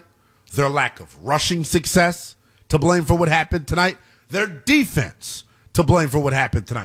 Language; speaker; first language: English; native; English